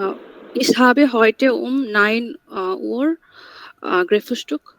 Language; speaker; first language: German; non-native, learner; Bangla